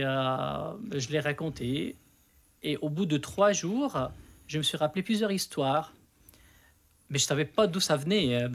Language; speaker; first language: French; non-native, local second language; Arabic